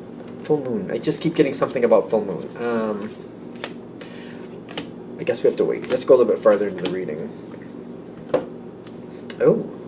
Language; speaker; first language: English; native; English